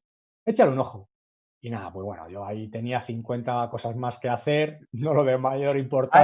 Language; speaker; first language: Spanish; native; Spanish